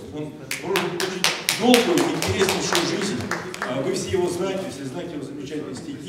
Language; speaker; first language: Russian; native; Russian